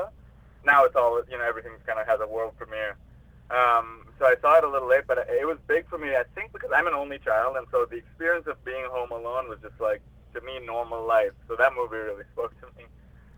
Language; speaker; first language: English; non-native, local second language; Hindi